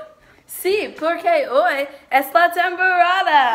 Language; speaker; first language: Spanish; non-native, learner; English